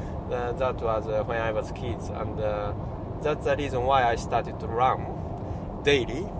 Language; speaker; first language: English; non-native, learner; Japanese